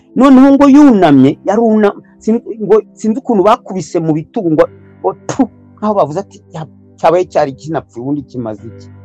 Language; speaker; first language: Kinyarwanda; native; Kinyarwanda